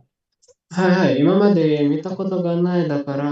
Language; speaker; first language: Japanese; non-native, fluent; Indonesian